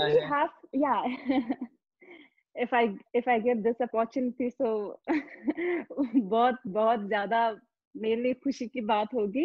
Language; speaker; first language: Hindi; non-native, fluent; Pashto